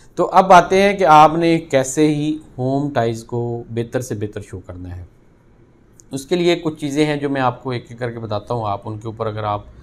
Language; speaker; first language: Urdu; non-native, local second language; Punjabi